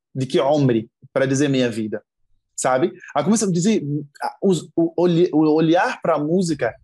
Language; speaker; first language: Portuguese; non-native, fluent; Arabic